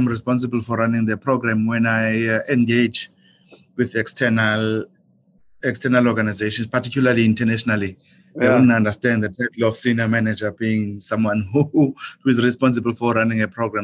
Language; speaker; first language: English; non-native, local second language; Zulu